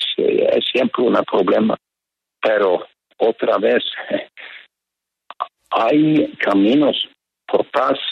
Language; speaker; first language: Spanish; non-native, fluent; Norwegian